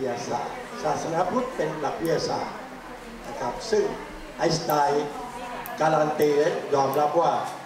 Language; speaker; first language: Thai; native; Thai